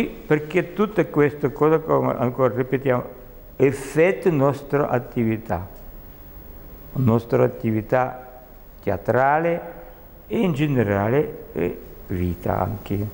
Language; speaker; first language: Italian; non-native, learner; Russian